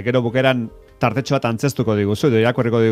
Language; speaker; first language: Basque; native; Basque